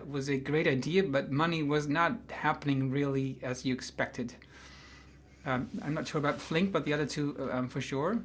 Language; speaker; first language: English; non-native, fluent; Dutch